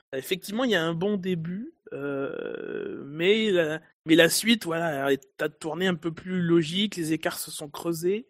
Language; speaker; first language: French; native; French